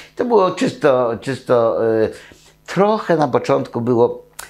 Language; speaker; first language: Polish; native; Polish